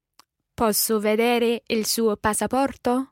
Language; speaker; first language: Italian; non-native, learner; English